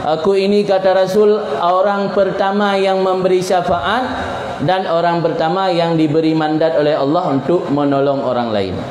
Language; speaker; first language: Malay; non-native, local second language; Achinese